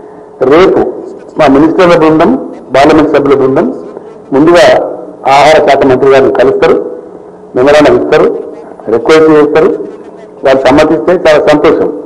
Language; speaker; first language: Telugu; native; Telugu